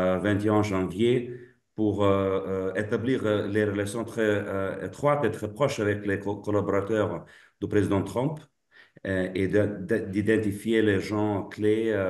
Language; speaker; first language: French; non-native, fluent; Lithuanian